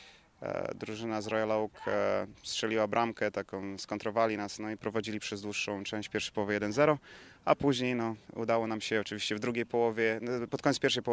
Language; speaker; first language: Polish; native; Polish